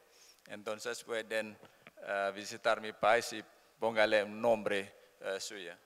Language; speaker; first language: Spanish; non-native, learner; Indonesian